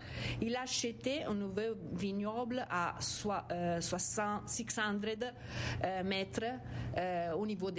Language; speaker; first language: French; non-native, fluent; Italian